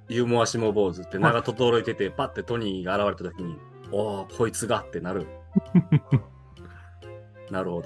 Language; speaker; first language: Japanese; native; Japanese